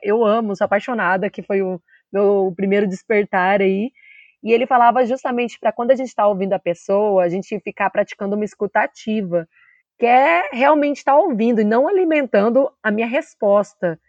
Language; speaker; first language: Portuguese; native; Portuguese